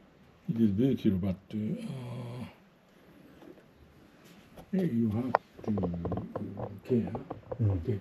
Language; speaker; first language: English; non-native, learner; Japanese